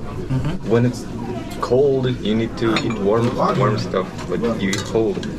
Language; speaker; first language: English; non-native, fluent; Russian